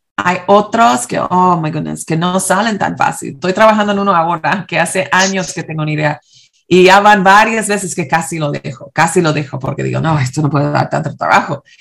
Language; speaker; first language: Spanish; early bilingual, heritage; Spanish